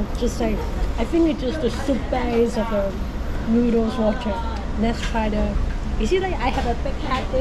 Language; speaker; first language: English; non-native, local second language; Cantonese